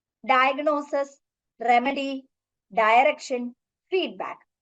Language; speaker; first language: English; non-native, local second language; Malayalam